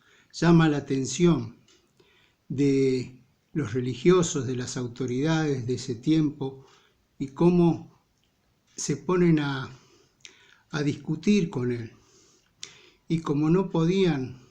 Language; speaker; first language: Spanish; native; Spanish